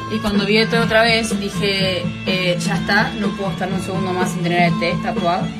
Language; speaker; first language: Spanish; early bilingual, heritage; Spanish